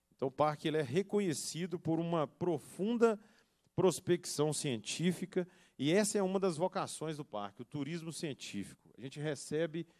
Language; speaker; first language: Portuguese; native; Portuguese